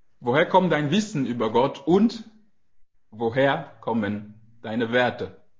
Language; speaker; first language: German; non-native, fluent; French